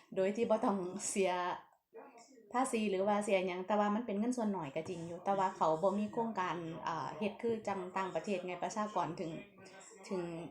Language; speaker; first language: Thai; non-native, local second language; Northeastern Thai